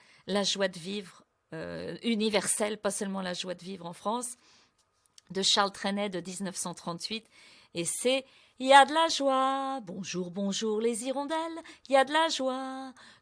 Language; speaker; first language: French; native; French